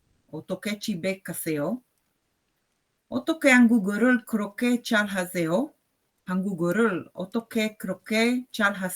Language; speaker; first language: Korean; non-native, learner; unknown